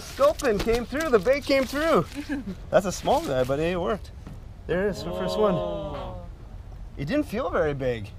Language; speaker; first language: English; native; English